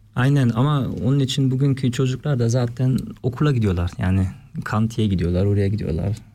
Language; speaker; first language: Turkish; early bilingual, heritage; Turkish